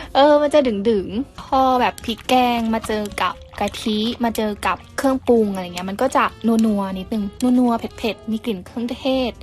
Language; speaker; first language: Thai; native; Thai